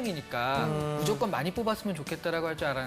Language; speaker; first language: Korean; native; Korean